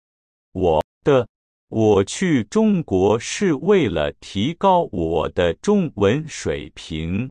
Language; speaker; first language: Chinese; non-native, learner; Japanese